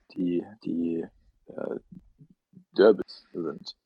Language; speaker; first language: German; early bilingual, other home language; Russian